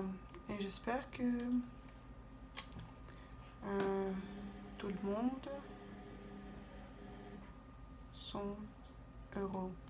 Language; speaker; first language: French; non-native, fluent; Russian